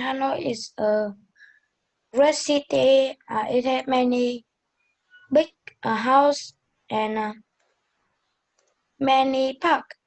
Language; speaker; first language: English; non-native, learner; Vietnamese